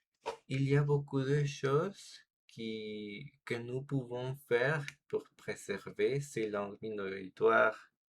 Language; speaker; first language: French; non-native, fluent; Spanish